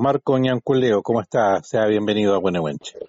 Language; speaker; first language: Spanish; native; Spanish